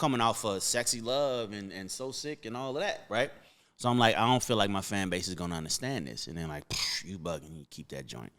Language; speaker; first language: English; native; English